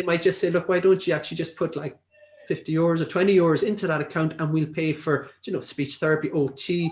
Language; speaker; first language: English; native; English